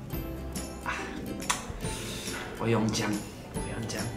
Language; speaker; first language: Chinese; non-native, fluent; Turkish